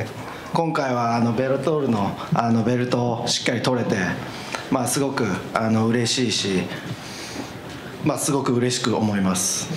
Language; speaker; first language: Japanese; native; Japanese